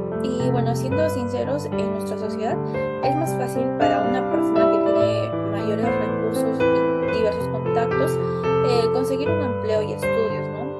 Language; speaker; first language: Spanish; native; Spanish